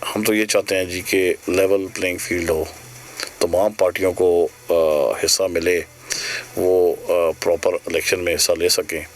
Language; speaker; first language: Urdu; non-native, local second language; Northern Hindko